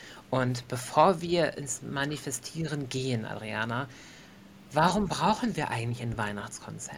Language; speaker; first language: German; native; German